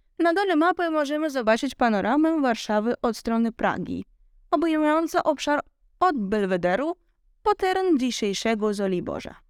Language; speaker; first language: Polish; non-native, learner; Ukrainian